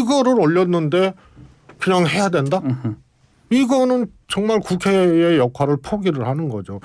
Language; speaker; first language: Korean; native; Korean